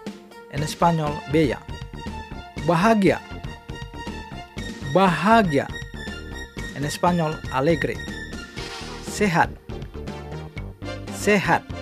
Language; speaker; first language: Spanish; non-native, fluent; Indonesian